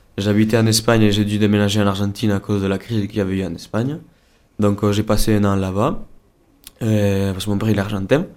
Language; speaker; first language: French; non-native, fluent; Spanish